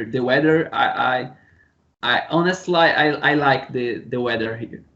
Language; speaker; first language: English; non-native, learner; Portuguese